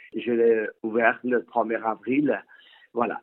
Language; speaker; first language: French; non-native, fluent; Persian